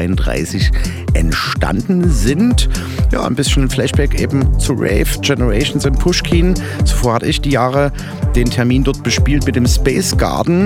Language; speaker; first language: German; native; German